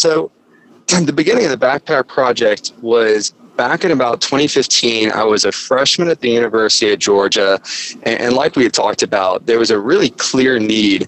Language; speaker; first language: English; native; English